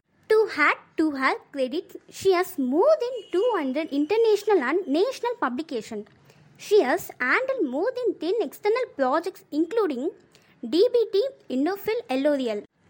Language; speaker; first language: English; non-native, local second language; Tamil